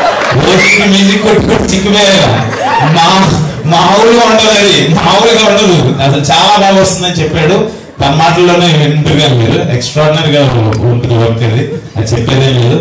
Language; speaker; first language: Telugu; native; Telugu